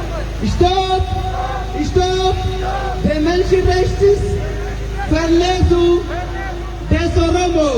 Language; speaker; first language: German; non-native, learner; Oromo